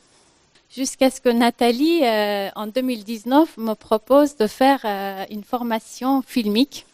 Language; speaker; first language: French; non-native, fluent; Persian